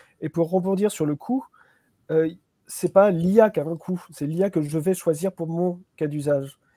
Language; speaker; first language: French; native; French